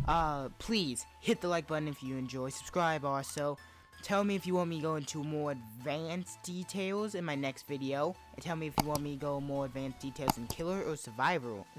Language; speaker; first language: English; native; English